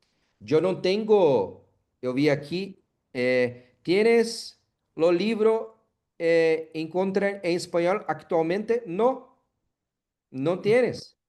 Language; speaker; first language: Spanish; non-native, learner; Portuguese